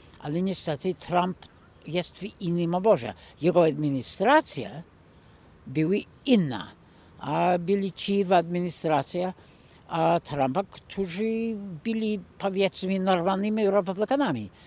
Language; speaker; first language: Polish; non-native, fluent; English